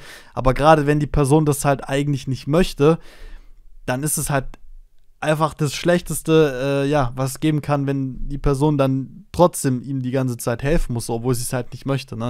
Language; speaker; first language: German; native; German